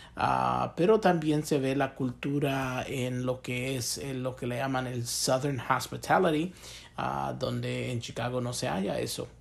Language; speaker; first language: Spanish; early bilingual, heritage; Spanish